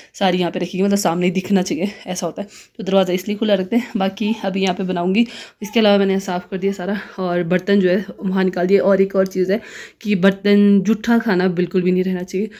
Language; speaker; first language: Hindi; non-native, local second language; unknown